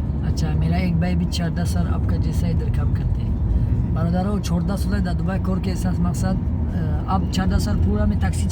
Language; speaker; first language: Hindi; non-native, learner; Tajik